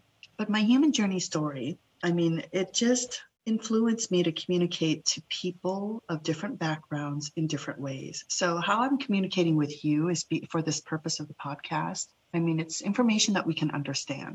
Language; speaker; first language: English; early bilingual, other home language; Lao